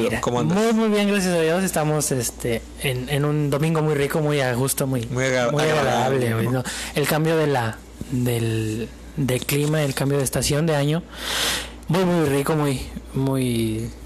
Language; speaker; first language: Spanish; native; Spanish